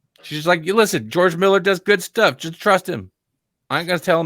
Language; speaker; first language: English; native; English